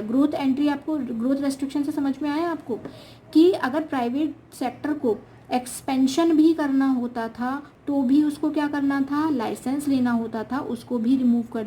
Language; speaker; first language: Hindi; native; Hindi